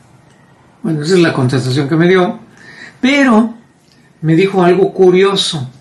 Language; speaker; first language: Spanish; native; Spanish